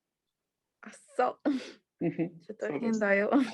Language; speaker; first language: Japanese; non-native, learner; Spanish